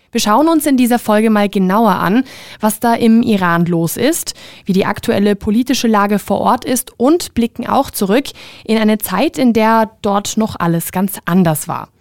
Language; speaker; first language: German; native; German